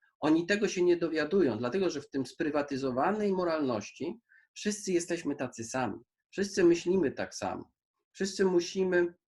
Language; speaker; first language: Polish; native; Polish